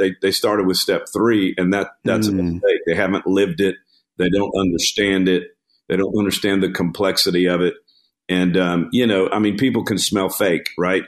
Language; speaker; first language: English; native; English